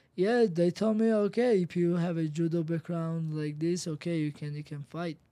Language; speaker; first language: English; non-native, learner; Georgian